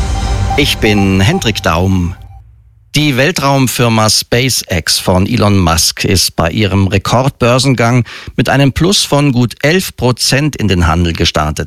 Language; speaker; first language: German; native; German